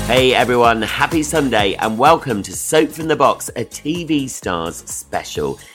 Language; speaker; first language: English; native; English